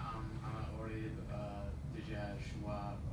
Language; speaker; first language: Arabic; non-native, learner; English